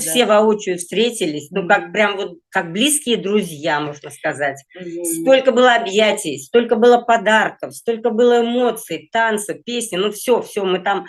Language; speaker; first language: Russian; native; Russian